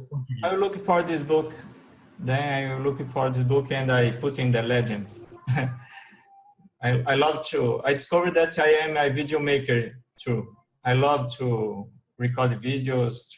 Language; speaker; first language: English; non-native, learner; Portuguese